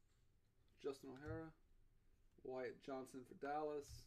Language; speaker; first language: English; native; English